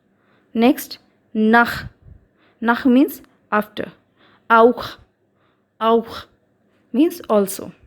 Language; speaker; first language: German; non-native, fluent; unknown